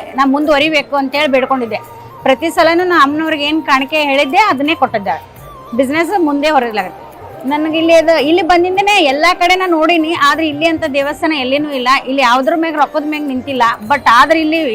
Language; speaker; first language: Kannada; native; Kannada